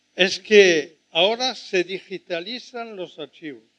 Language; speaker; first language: Spanish; non-native, fluent; French